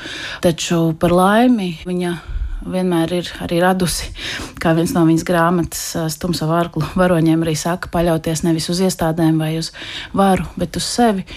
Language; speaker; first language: Latvian; native; Latvian